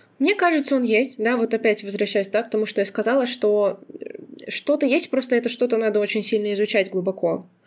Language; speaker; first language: Russian; non-native, local second language; Azerbaijani